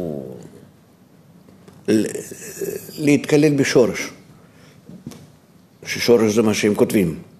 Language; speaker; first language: Hebrew; non-native, fluent; Russian